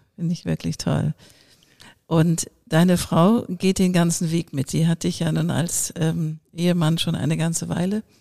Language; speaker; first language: German; native; German